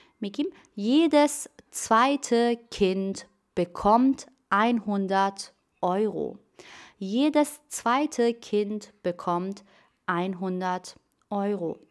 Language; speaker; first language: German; non-native, fluent; Persian